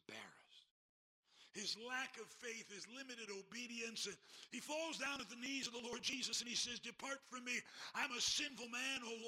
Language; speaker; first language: English; native; English